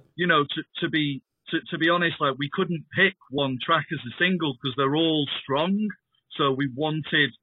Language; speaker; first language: English; native; English